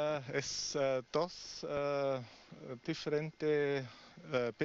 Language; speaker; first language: Spanish; non-native, learner; German